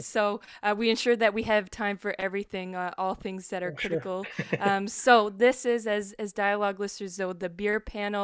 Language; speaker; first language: English; native; English